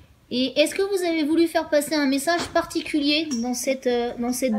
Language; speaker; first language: French; native; French